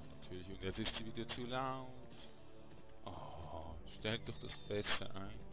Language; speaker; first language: German; native; German